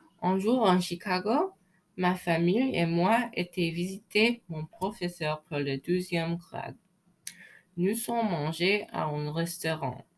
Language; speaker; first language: French; non-native, learner; English